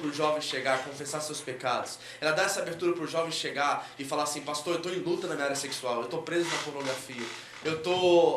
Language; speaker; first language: Portuguese; native; Portuguese